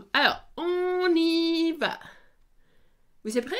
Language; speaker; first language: French; non-native, fluent; English